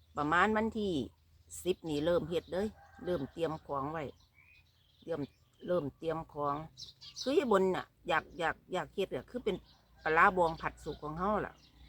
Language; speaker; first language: Thai; native; Thai